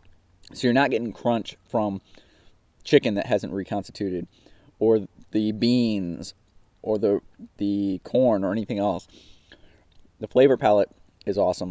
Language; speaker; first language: English; native; English